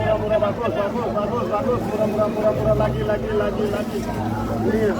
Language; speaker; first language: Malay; non-native, learner; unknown